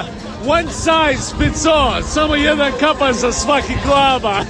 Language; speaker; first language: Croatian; early bilingual, heritage; Croatian